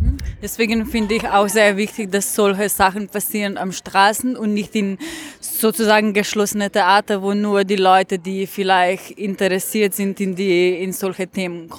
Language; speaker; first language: German; non-native, learner; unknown